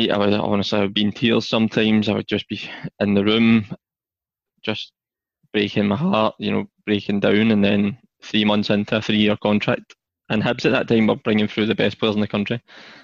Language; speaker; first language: English; native; English